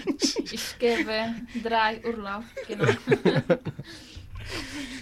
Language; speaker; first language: German; non-native, learner; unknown